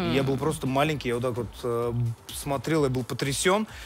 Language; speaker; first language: Russian; native; Russian